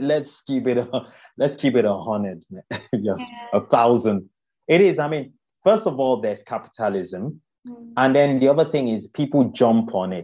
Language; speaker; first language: English; non-native, local second language; Yoruba